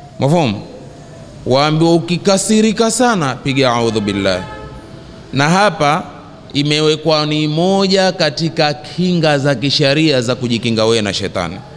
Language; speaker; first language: Swahili; native; Swahili